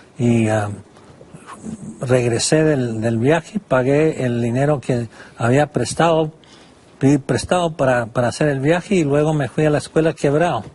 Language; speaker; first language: Spanish; non-native, fluent; English